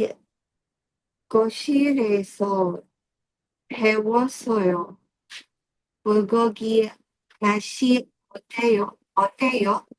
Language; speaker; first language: Korean; non-native, learner; Filipino